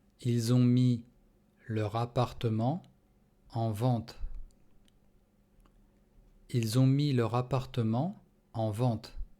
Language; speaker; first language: French; non-native, fluent; Russian